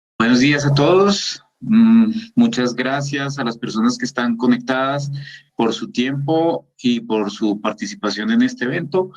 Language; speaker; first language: Spanish; native; Spanish